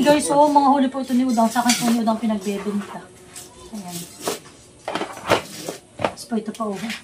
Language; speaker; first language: Filipino; native; Filipino